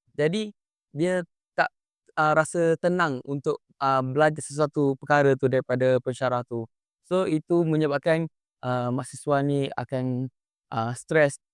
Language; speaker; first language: Malay; native; Malay